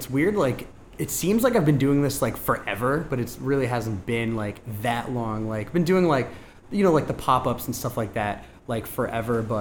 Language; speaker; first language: English; native; English